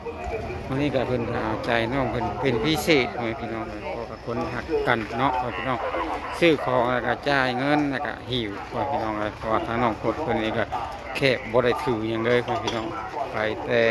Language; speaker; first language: Thai; non-native, local second language; Lao